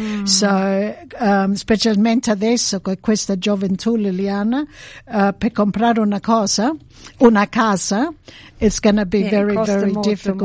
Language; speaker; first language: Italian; early bilingual, heritage; Italian